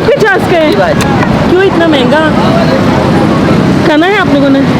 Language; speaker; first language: Hindi; non-native, learner; Turkish